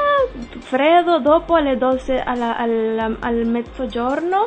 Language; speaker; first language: Italian; non-native, learner; Spanish